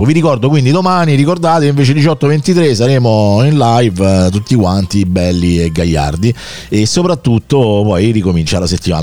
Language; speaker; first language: Italian; native; Italian